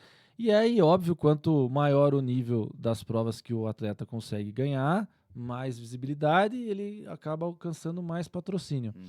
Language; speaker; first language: Portuguese; native; Portuguese